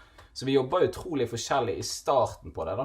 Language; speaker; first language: Norwegian; native; Norwegian